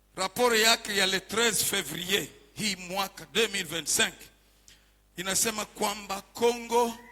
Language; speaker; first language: French; non-native, local second language; Swahili